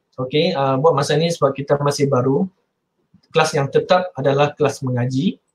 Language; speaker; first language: Malay; non-native, local second language; Chinese